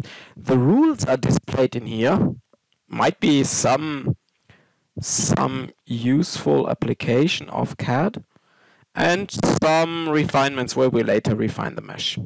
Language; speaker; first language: English; non-native, fluent; German